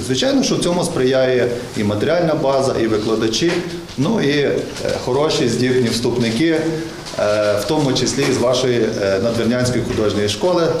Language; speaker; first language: Ukrainian; native; Ukrainian